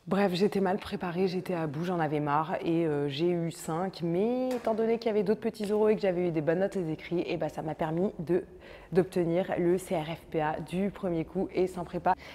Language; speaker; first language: French; native; French